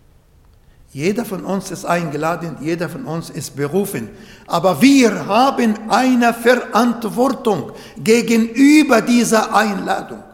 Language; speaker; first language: German; non-native, fluent; Arabic